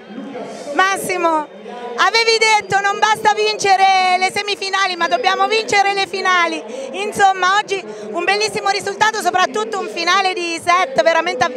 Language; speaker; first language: Italian; native; Italian